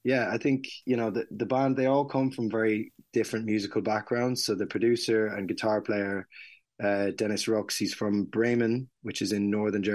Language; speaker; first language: English; native; English